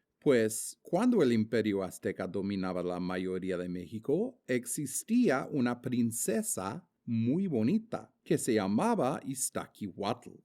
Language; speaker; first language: Spanish; non-native, fluent; English